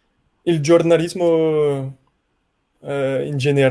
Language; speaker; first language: Italian; non-native, learner; French